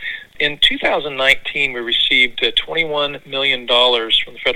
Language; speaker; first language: English; native; English